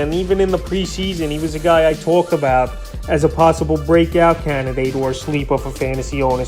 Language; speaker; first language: English; native; English